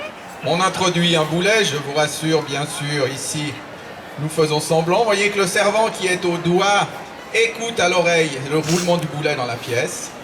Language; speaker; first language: French; native; French